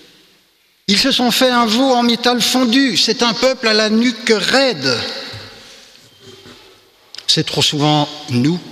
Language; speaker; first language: French; native; French